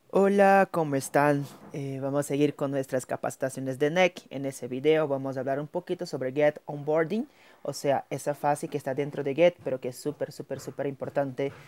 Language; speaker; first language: Spanish; non-native, fluent; Portuguese